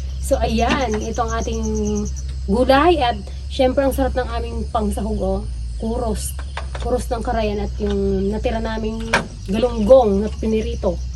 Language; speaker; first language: Filipino; native; Filipino